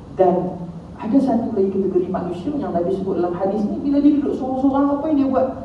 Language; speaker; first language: Malay; native; Malay